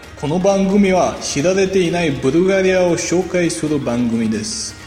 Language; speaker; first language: Japanese; non-native, fluent; Bulgarian